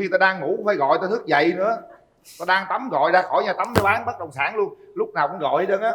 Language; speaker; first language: Vietnamese; native; Vietnamese